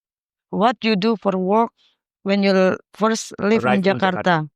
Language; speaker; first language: English; non-native, learner; Indonesian